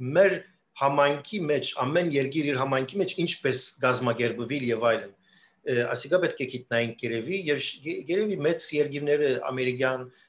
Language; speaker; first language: Armenian; early bilingual, heritage; Armenian